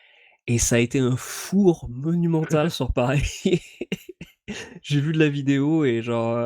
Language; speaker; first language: French; native; French